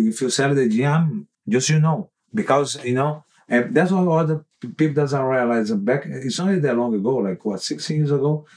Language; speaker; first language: English; non-native, learner; Portuguese